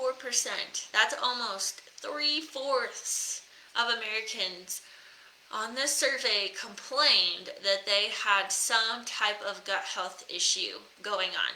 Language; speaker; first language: English; native; English